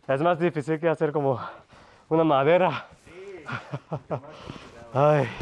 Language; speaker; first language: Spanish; non-native, learner; Korean